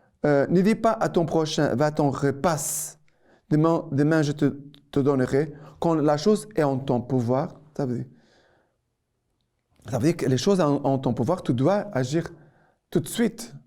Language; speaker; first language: French; non-native, fluent; Portuguese